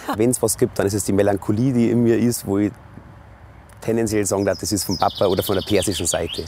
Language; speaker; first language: German; native; German